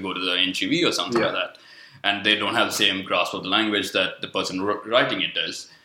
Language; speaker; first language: English; non-native, local second language; Sinhala